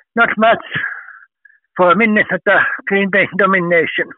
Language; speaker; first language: English; non-native, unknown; Finnish